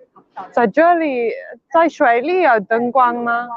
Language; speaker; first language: Chinese; non-native, learner; Afrikaans